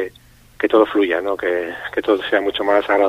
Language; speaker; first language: Spanish; native; Spanish